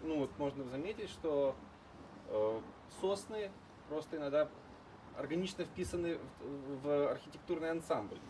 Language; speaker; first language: Russian; native; Russian